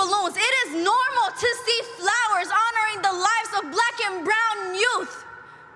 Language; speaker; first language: English; native; English